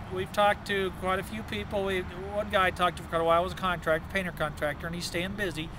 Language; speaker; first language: English; native; English